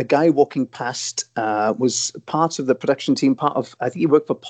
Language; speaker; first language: English; native; English